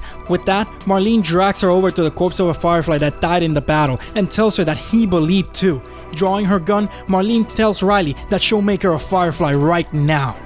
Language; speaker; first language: English; native; English